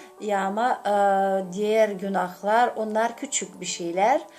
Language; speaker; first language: Turkish; non-native, learner; Gagauz